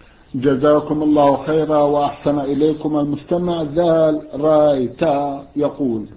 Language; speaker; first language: Arabic; native; Arabic